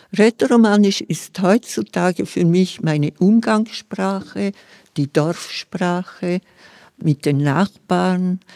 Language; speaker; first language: German; non-native, local second language; Romansh